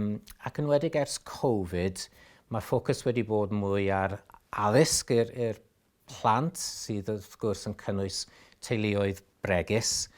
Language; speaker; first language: Welsh; native; Welsh